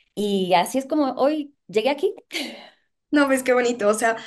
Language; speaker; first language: Spanish; native; Spanish